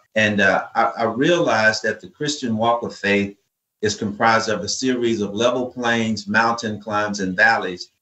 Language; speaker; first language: English; native; English